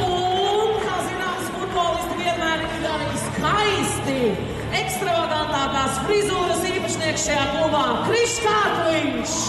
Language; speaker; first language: Latvian; native; Latvian